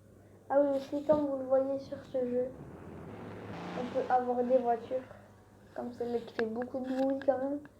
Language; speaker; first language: French; native; French